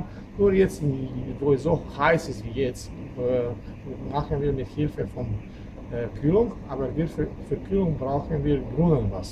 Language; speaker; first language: German; non-native, fluent; Slovenian